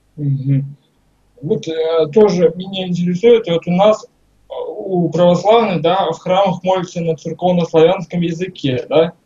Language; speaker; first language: Russian; native; Russian